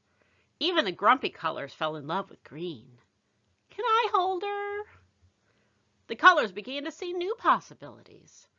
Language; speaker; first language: English; native; English